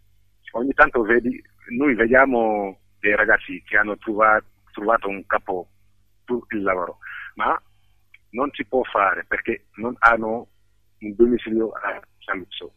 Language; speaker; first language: Italian; non-native, fluent; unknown